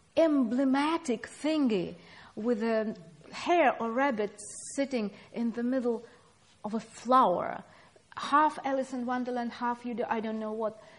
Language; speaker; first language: English; non-native, fluent; Russian